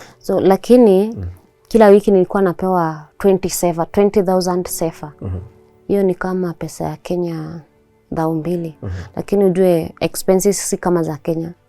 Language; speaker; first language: Swahili; native; Swahili